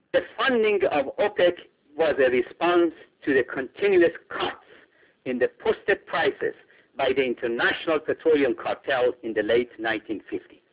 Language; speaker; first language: English; non-native, fluent; Persian